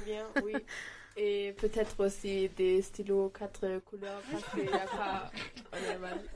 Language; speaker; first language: French; non-native, learner; German